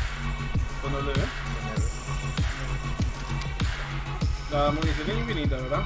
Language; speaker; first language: Spanish; native; Spanish